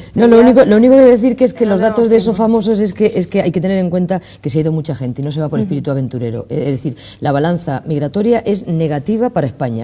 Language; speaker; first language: Spanish; native; Spanish